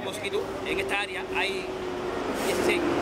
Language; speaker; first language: Spanish; native; Spanish